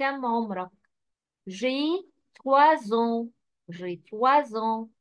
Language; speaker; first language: French; non-native, fluent; Arabic